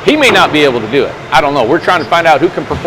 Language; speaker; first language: English; native; English